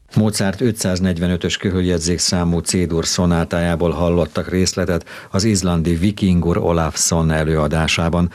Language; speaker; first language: Hungarian; native; Hungarian